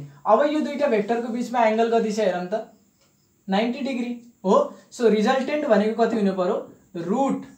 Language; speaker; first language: Nepali; native; Nepali